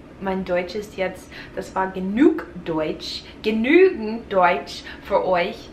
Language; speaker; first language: German; non-native, fluent; English